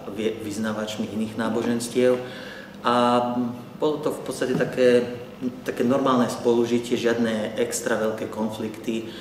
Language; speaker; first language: Slovak; early bilingual, heritage; Arabic